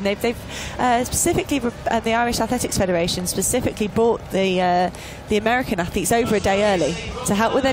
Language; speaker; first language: English; native; English